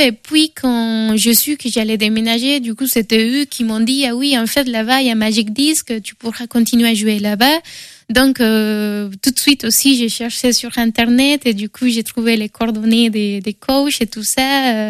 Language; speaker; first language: French; non-native, fluent; Spanish